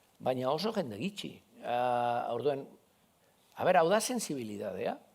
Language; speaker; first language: Basque; non-native, local second language; Spanish